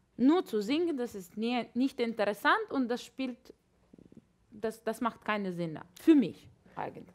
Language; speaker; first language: German; non-native, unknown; Latvian